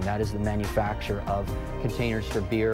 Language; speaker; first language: English; native; English